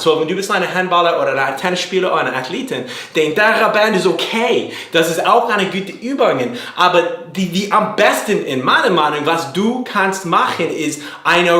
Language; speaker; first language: German; non-native, learner; English